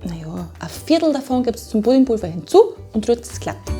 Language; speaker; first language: German; native; German